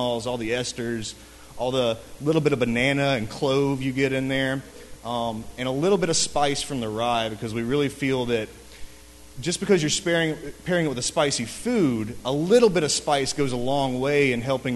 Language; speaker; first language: English; native; English